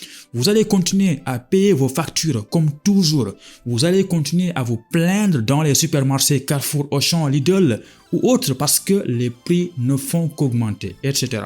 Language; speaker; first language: French; non-native, local second language; Wolof